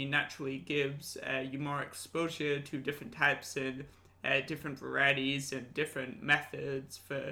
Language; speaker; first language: English; native; English